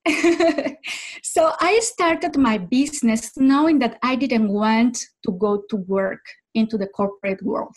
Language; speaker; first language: English; non-native, fluent; Spanish